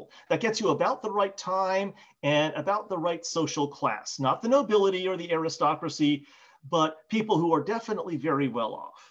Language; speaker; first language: English; native; English